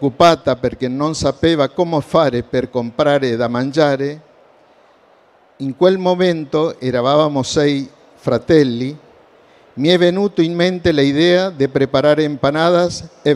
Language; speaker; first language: Italian; non-native, learner; Spanish